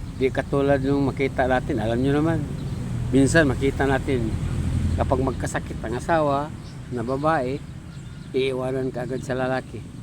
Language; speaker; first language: Filipino; non-native, local second language; Cebuano